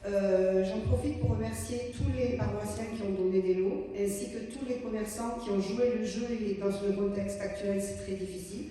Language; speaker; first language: French; native; French